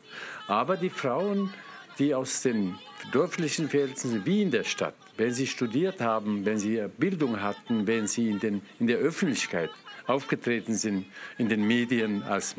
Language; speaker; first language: German; non-native, fluent; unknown